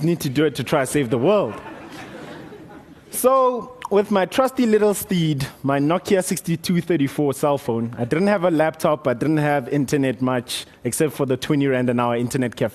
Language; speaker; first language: English; non-native, local second language; Northern Sotho